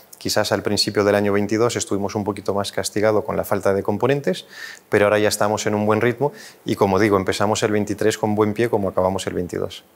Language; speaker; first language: Spanish; non-native, fluent; French